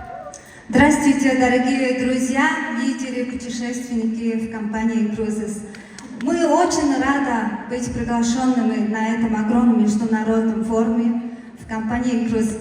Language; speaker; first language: Russian; non-native, learner; Mongolian